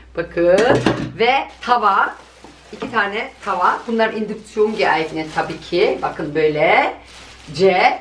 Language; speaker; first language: Turkish; native; Turkish